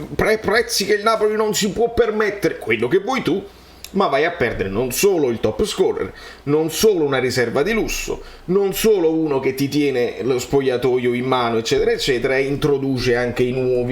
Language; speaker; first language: Italian; native; Italian